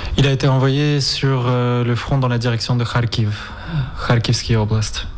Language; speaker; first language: French; non-native, fluent; Spanish